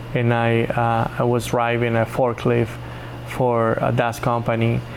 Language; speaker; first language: English; non-native, learner; Spanish